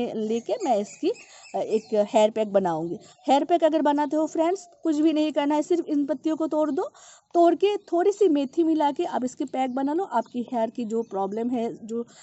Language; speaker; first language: Hindi; non-native, local second language; Bangla